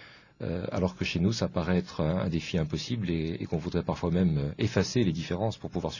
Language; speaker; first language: French; native; French